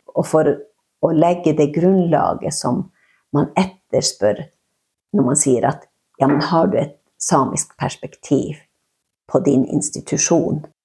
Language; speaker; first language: Norwegian; non-native, local second language; Northern Sami